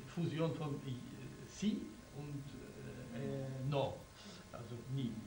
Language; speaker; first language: German; non-native, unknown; Polish